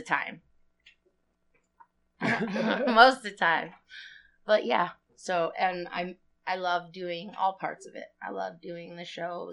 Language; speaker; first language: English; native; English